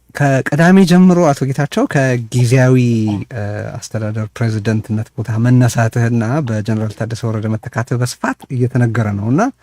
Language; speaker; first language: Amharic; native; Amharic